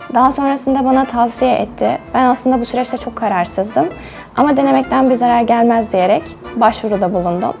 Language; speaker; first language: Turkish; early bilingual, other home language; Russian